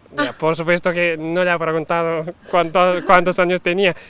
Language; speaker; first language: Spanish; non-native, fluent; Turkish